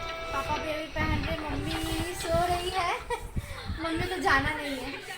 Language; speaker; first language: Hindi; native; Hindi